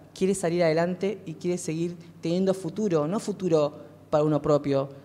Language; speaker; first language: Spanish; native; Spanish